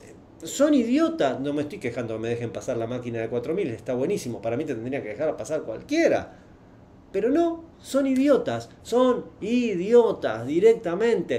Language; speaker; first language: Spanish; native; Spanish